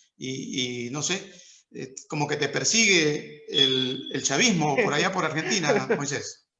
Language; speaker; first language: Spanish; native; Spanish